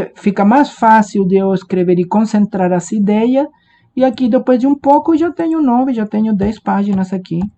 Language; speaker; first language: Portuguese; non-native, fluent; Spanish